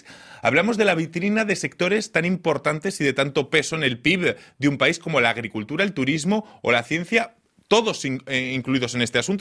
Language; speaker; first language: Spanish; native; Spanish